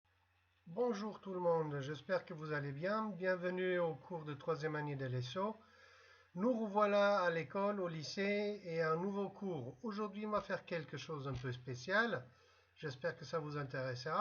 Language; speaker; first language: French; non-native, fluent; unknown